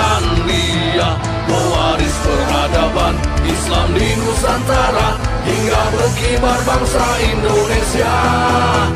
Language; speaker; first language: Indonesian; native; Indonesian